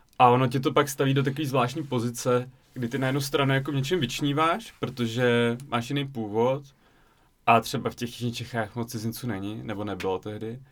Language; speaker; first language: Czech; early bilingual, other home language; Russian